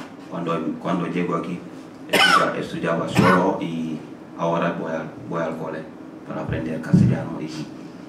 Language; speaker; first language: Spanish; non-native, learner; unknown